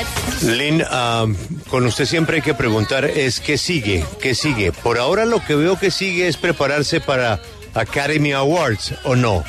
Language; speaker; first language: Spanish; native; Spanish